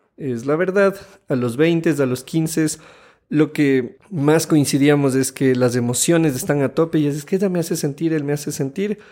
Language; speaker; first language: Spanish; native; Spanish